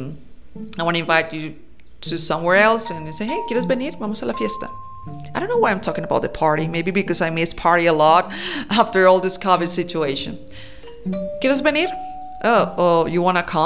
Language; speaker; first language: English; non-native, fluent; Spanish